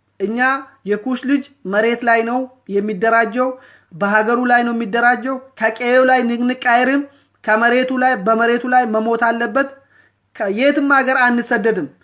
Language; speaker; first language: Amharic; non-native, local second language; Oromo